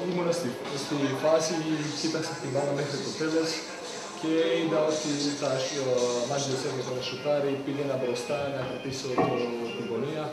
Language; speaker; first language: Greek; non-native, fluent; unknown